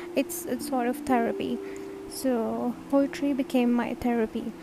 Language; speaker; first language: English; non-native, fluent; Turkish